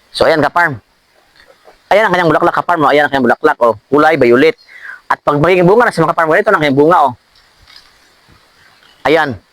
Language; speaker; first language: Filipino; non-native, local second language; Cebuano